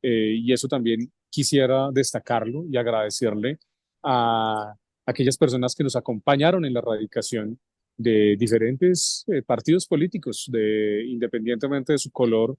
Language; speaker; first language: Spanish; native; Spanish